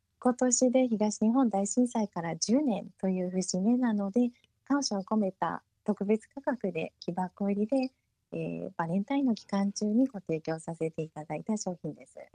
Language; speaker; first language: Japanese; early bilingual, heritage; Japanese